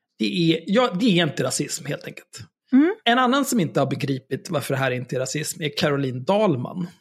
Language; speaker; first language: Swedish; native; Swedish